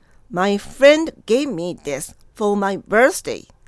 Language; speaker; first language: English; non-native, fluent; Japanese